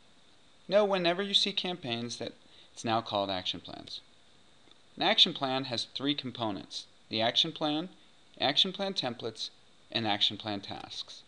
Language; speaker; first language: English; native; English